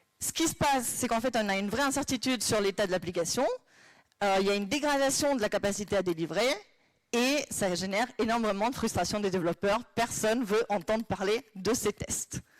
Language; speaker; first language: French; non-native, fluent; Spanish